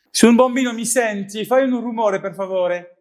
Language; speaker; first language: Italian; non-native, learner; French